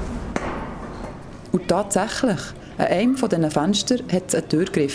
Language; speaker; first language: German; native; German